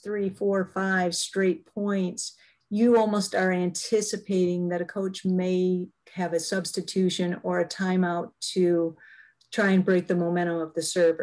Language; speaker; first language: English; native; English